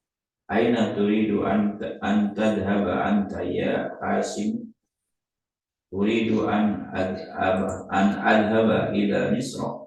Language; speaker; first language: Arabic; non-native, learner; Indonesian